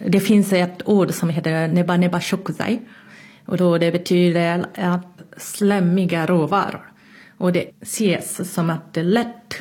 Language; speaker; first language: Swedish; non-native, fluent; Japanese